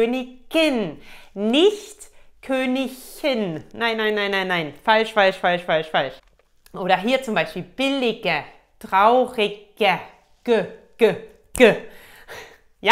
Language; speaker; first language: German; native; German